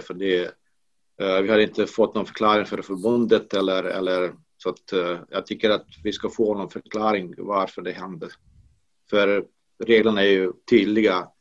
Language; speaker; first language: Swedish; non-native, fluent; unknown